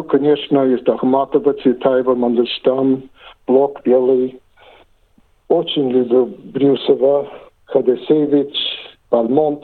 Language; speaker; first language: Russian; non-native, fluent; English